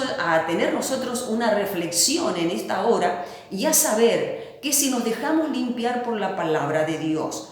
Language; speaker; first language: Spanish; native; Spanish